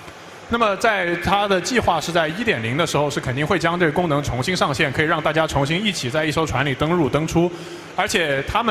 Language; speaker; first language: Chinese; native; Chinese